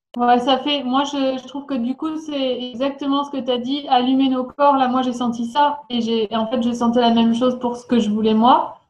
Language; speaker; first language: French; native; French